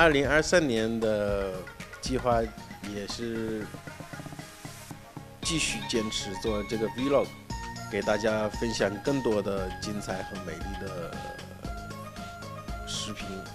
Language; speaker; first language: Chinese; non-native, fluent; Arabic